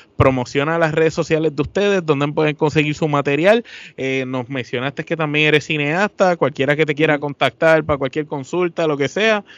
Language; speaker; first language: Spanish; native; Spanish